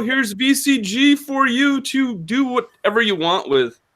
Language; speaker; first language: English; native; English